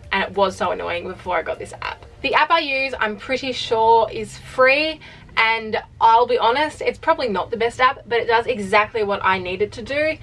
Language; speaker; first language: English; native; English